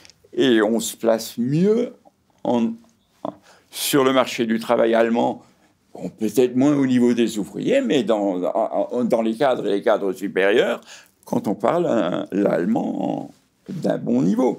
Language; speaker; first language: French; native; French